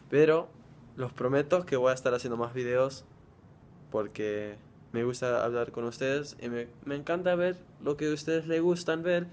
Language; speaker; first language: Spanish; early bilingual, heritage; Spanish